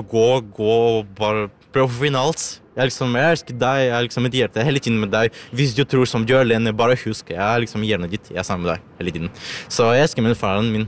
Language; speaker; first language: Norwegian; non-native, learner; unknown